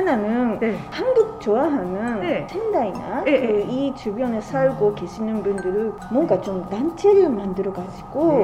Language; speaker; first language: Korean; non-native, fluent; Japanese